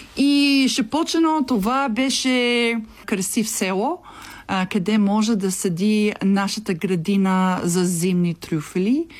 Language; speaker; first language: Bulgarian; non-native, learner; English